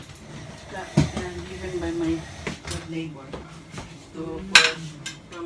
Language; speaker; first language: English; non-native, learner; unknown